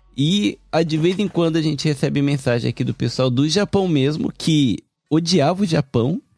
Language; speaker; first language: Portuguese; early bilingual, heritage; Japanese